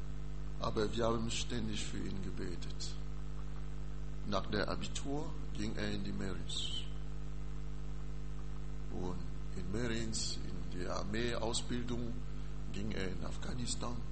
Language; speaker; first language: German; non-native, learner; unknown